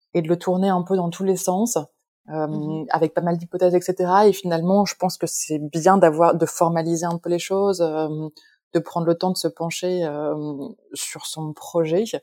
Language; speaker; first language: French; native; French